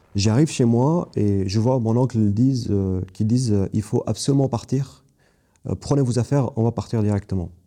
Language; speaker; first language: French; non-native, fluent; Arabic